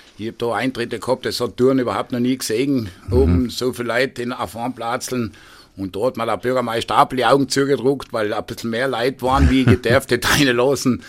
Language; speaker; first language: German; native; German